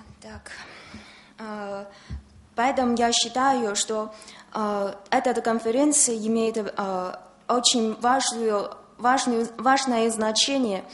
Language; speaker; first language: Russian; non-native, learner; Chinese